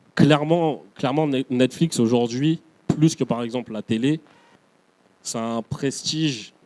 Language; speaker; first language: French; native; French